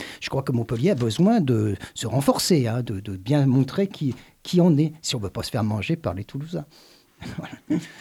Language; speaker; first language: French; native; French